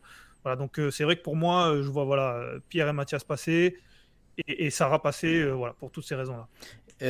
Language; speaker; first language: French; native; French